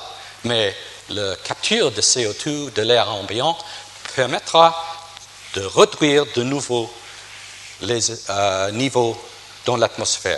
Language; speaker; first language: French; non-native, fluent; English